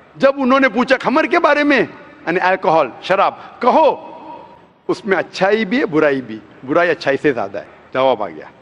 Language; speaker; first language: Hindi; non-native, local second language; Konkani